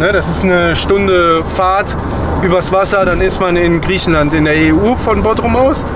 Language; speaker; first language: German; native; German